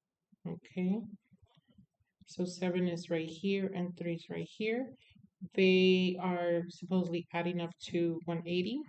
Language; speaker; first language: English; native; English